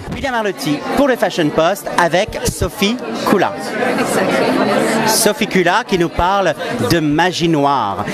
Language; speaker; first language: French; native; French